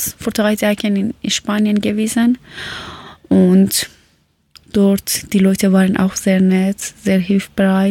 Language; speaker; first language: German; non-native, learner; Persian